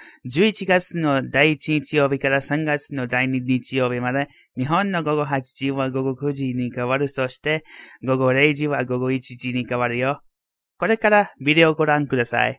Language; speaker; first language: Japanese; non-native, learner; English